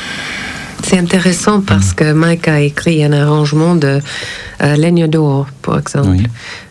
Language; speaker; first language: French; non-native, fluent; English